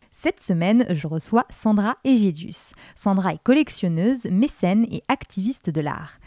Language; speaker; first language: French; native; French